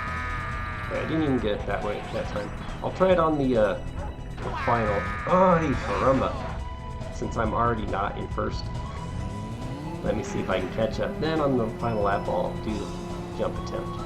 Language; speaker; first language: English; native; English